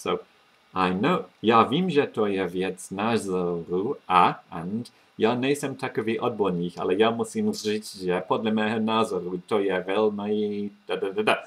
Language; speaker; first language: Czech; non-native, fluent; English